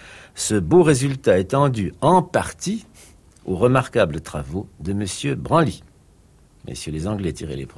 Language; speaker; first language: French; native; French